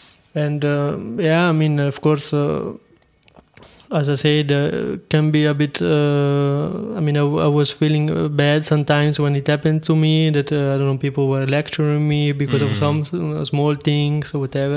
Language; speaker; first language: English; non-native, fluent; Italian